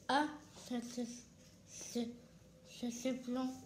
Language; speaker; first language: French; native; French